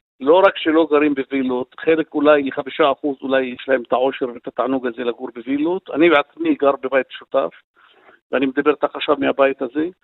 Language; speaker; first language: Hebrew; non-native, local second language; Arabic